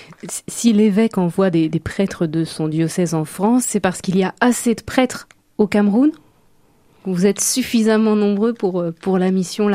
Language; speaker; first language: French; native; French